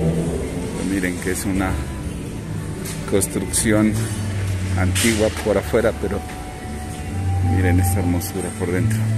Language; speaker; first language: Spanish; native; Spanish